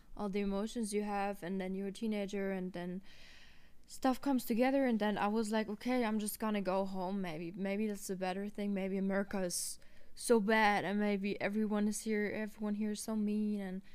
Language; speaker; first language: English; non-native, fluent; German